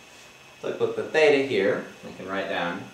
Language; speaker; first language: English; native; English